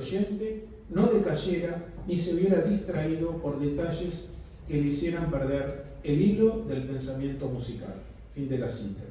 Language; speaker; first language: Spanish; native; Spanish